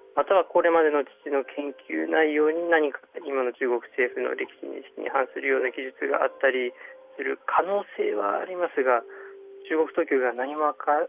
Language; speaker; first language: Japanese; early bilingual, other home language; Chinese